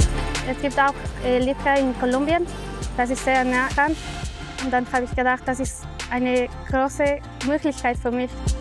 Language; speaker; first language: German; non-native, fluent; Spanish